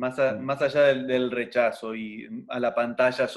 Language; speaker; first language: Spanish; native; Spanish